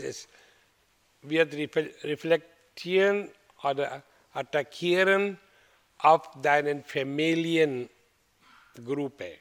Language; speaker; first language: German; non-native, learner; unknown